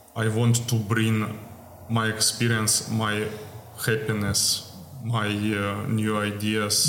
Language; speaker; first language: English; non-native, learner; Ukrainian